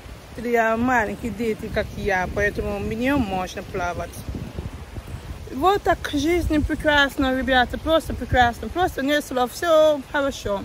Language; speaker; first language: Russian; non-native, learner; English